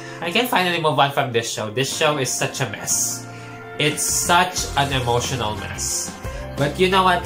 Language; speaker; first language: English; non-native, local second language; Filipino